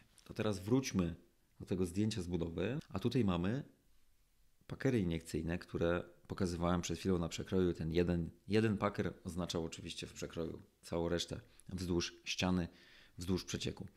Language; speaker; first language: Polish; native; Polish